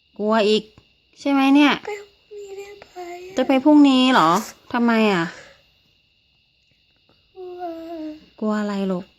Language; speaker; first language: Thai; native; Thai